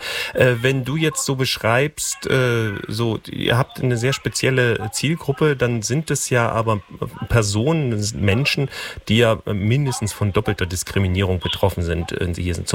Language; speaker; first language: German; native; German